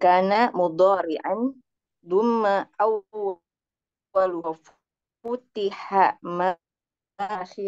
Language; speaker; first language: Arabic; non-native, learner; Indonesian